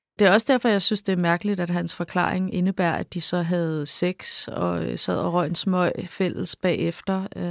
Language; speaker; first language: Danish; native; Danish